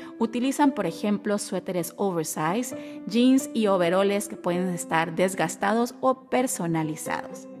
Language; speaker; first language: Spanish; native; Spanish